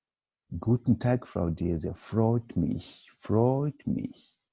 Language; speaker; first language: German; non-native, learner; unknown